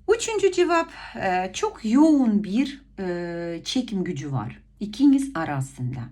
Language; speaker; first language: Turkish; non-native, fluent; Ukrainian